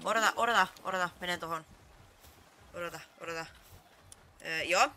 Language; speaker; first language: Finnish; native; Finnish